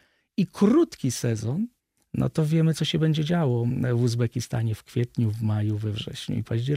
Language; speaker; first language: Polish; native; Polish